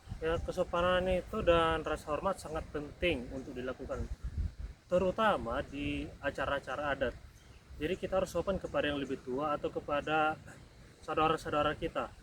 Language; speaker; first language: Indonesian; native; Indonesian